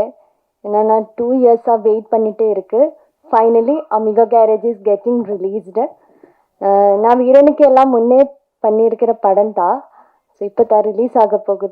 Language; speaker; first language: Tamil; non-native, learner; Malayalam